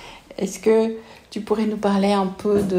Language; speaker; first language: French; native; French